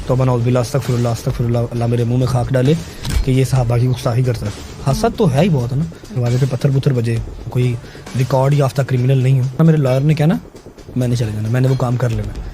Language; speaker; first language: Urdu; non-native, local second language; Punjabi